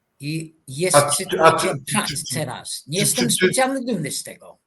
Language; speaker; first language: Polish; non-native, fluent; English